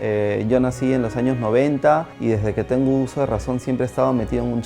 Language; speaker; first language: Spanish; native; Spanish